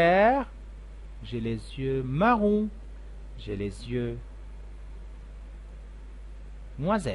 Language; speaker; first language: French; non-native, fluent; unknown